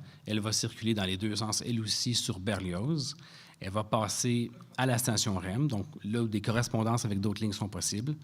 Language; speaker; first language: French; native; French